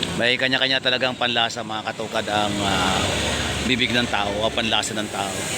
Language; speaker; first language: Filipino; native; Filipino